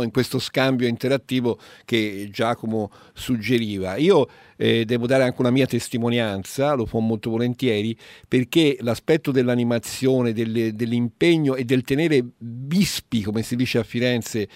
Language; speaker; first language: Italian; native; Italian